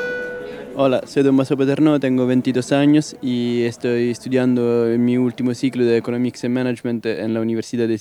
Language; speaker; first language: Spanish; non-native, fluent; Italian